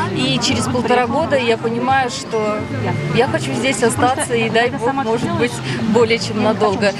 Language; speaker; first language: Russian; native; Russian